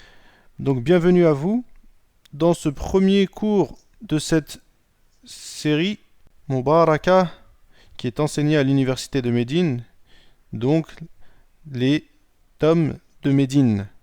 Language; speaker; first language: French; native; French